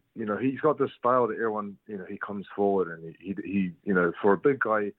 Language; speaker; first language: English; native; English